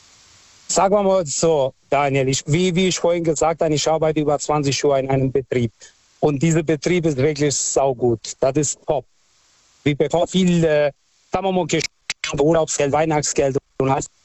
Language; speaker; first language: German; early bilingual, other home language; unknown